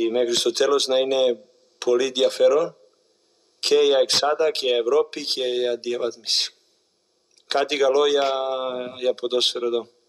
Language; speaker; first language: Greek; non-native, learner; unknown